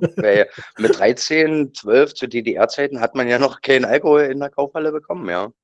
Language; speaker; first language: German; native; German